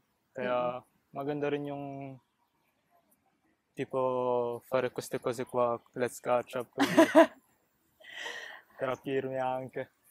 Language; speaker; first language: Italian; early bilingual, other home language; Filipino